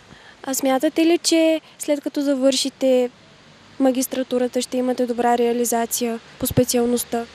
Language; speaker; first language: Bulgarian; native; Bulgarian